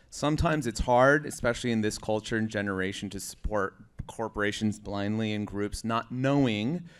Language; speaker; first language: English; native; English